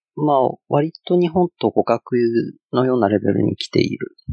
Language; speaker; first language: Japanese; non-native, fluent; Chinese